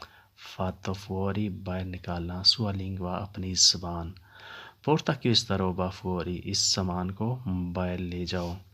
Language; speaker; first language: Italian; non-native, learner; Urdu